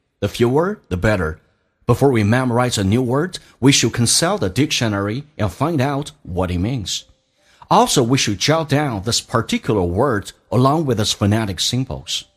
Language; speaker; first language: English; non-native, fluent; Chinese